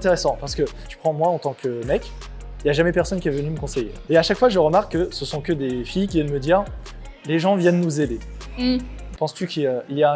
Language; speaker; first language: French; native; French